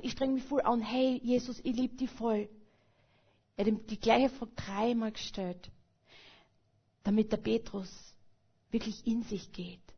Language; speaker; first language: German; native; German